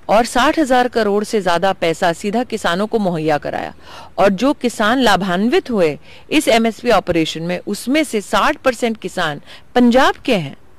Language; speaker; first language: Hindi; native; Hindi